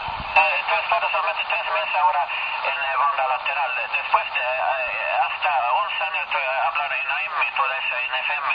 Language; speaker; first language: Spanish; non-native, learner; Swedish